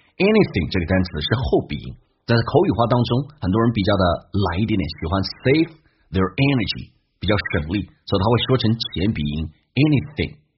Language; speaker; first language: Chinese; native; Chinese